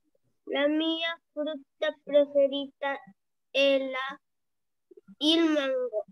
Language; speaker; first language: Italian; non-native, learner; Spanish